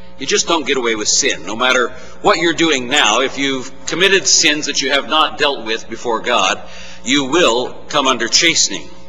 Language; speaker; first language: English; native; English